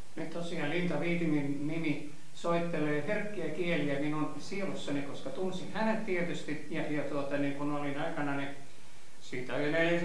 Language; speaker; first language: Finnish; native; Finnish